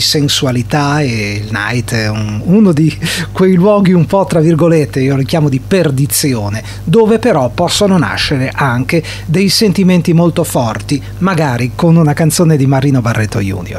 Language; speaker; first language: Italian; native; Italian